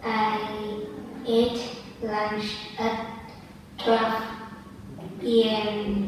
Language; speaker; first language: English; non-native, learner; Vietnamese